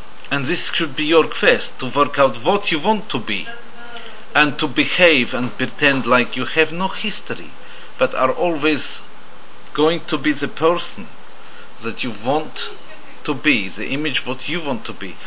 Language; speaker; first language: English; native; English